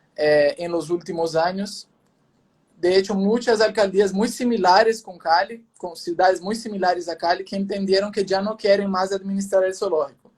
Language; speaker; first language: Spanish; non-native, fluent; Portuguese